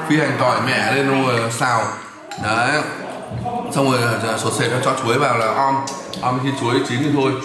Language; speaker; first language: Vietnamese; native; Vietnamese